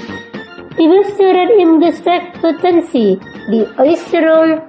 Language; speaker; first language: German; non-native, fluent; Indonesian